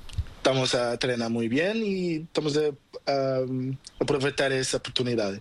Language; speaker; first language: Spanish; non-native, learner; Portuguese